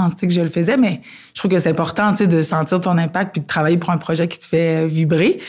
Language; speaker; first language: French; native; French